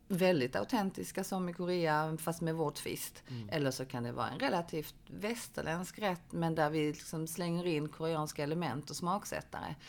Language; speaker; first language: Swedish; early bilingual, other home language; Korean